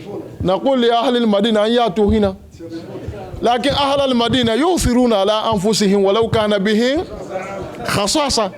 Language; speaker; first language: Arabic; non-native, fluent; Mandingo